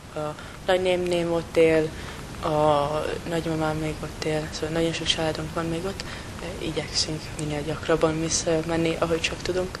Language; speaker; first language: Hungarian; early bilingual, heritage; English